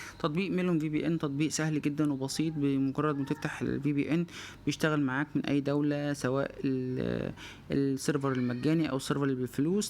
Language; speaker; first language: Arabic; native; Arabic